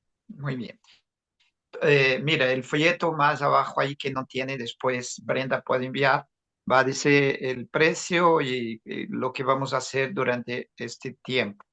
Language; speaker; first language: Spanish; non-native, fluent; Portuguese